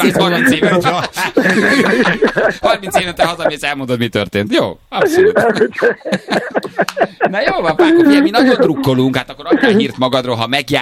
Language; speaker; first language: Hungarian; native; Hungarian